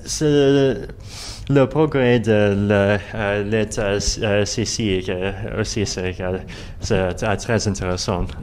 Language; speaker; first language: French; non-native, learner; Russian